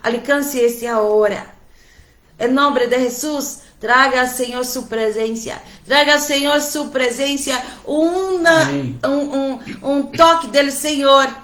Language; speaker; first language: Portuguese; non-native, learner; Spanish